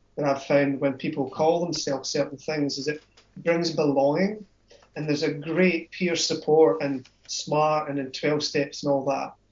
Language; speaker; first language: English; native; English